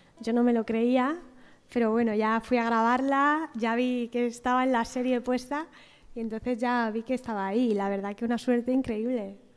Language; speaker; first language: Spanish; native; Spanish